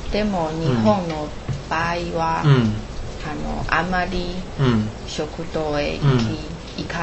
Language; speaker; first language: Japanese; non-native, learner; Chinese